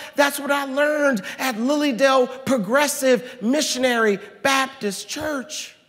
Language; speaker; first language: English; native; English